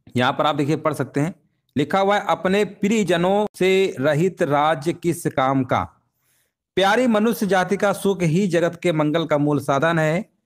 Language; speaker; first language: Hindi; native; Hindi